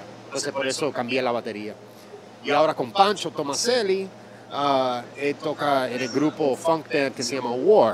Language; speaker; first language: Spanish; early bilingual, heritage; Spanish